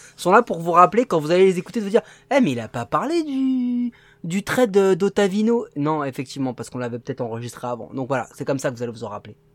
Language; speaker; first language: French; native; French